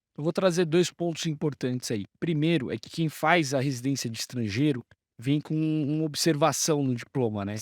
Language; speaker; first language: Portuguese; native; Portuguese